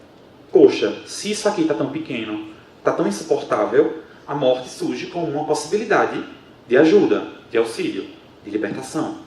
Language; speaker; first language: Portuguese; native; Portuguese